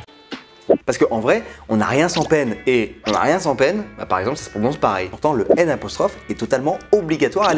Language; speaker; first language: French; native; French